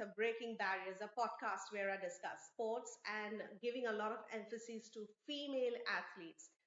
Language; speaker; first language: English; non-native, local second language; Assamese